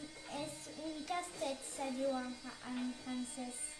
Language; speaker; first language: Catalan; non-native, local second language; French